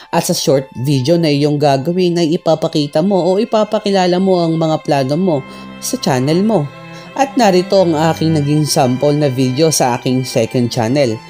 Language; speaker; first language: Filipino; native; Filipino